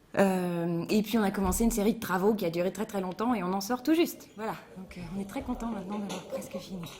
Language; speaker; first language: French; native; French